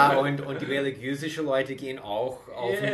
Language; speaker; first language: German; non-native, fluent; English